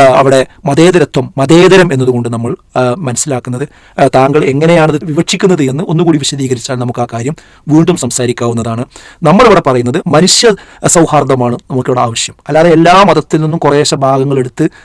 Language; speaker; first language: Malayalam; native; Malayalam